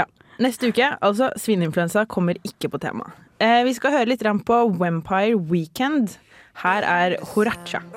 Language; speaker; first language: Norwegian; native; Norwegian